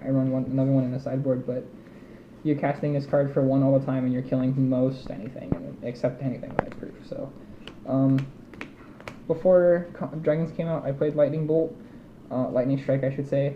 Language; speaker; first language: English; native; English